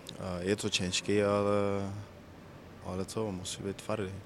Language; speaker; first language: Czech; non-native, learner; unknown